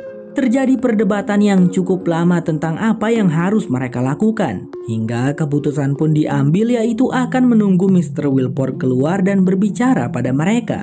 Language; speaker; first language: Indonesian; native; Indonesian